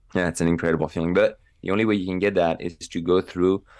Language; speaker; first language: English; non-native, fluent; French